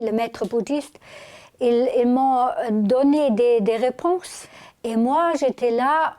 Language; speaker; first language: French; non-native, fluent; German